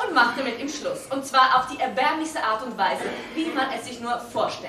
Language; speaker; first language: German; native; German